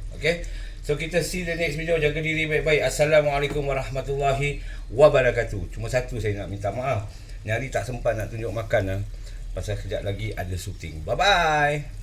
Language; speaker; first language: Malay; native; Malay